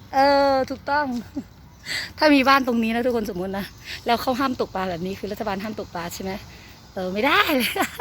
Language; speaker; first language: Thai; native; Thai